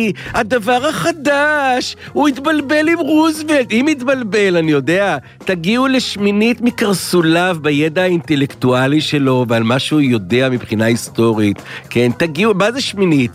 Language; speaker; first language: Hebrew; native; Hebrew